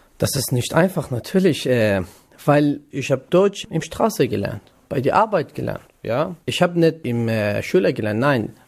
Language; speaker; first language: German; non-native, learner; Kurdish